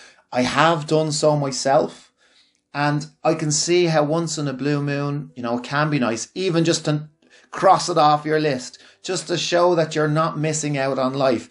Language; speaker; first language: English; native; English